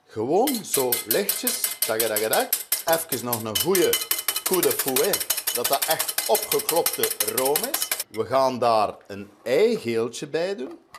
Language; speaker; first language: Dutch; native; Dutch